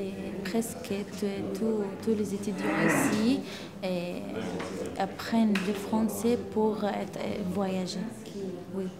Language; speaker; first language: French; non-native, learner; Arabic